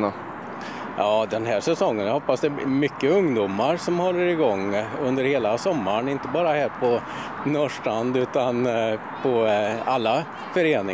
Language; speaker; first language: Swedish; native; Swedish